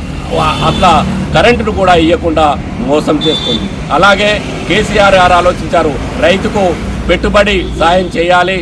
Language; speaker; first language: Telugu; native; Telugu